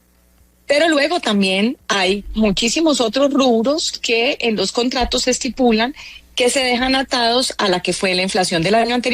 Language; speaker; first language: Spanish; native; Spanish